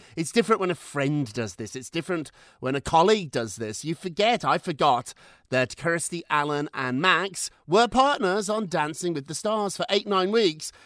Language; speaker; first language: English; native; English